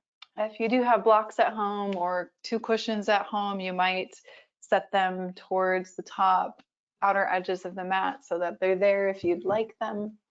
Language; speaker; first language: English; native; English